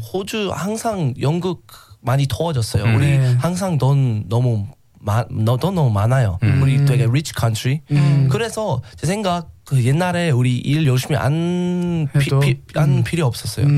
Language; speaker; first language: Korean; non-native, learner; English